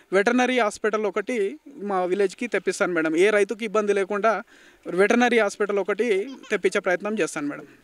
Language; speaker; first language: Telugu; native; Telugu